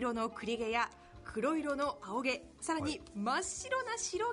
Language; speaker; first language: Japanese; native; Japanese